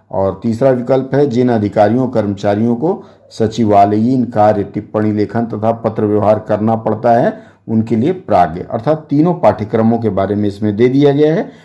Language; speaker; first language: Hindi; native; Hindi